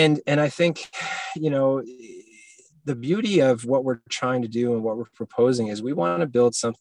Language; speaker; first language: English; native; English